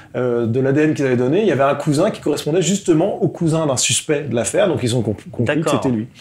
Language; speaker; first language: French; native; French